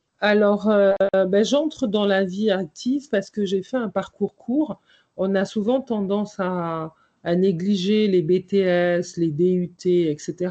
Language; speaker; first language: French; native; French